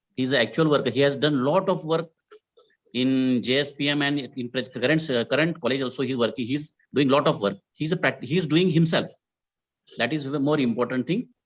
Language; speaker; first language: English; non-native, local second language; Marathi